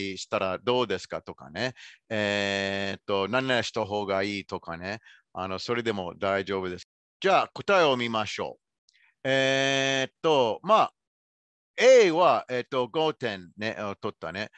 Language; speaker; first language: Japanese; non-native, fluent; English